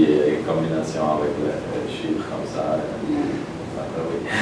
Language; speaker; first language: French; non-native, learner; Polish